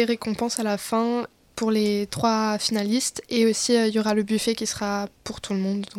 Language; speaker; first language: French; native; French